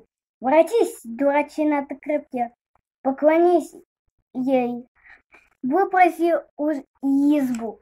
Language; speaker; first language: Russian; native; Russian